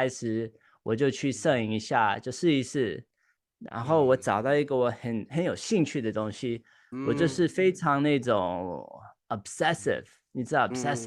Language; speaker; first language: Chinese; early bilingual, heritage; Chinese